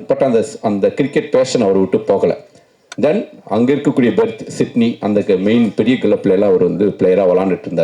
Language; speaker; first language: Tamil; native; Tamil